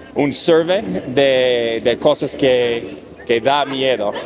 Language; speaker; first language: Spanish; non-native, learner; English